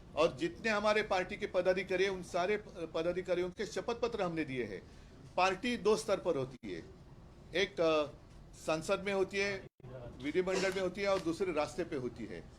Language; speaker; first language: Hindi; non-native, local second language; Marathi